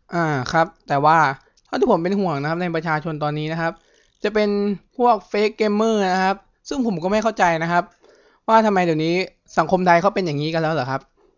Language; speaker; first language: Thai; native; Thai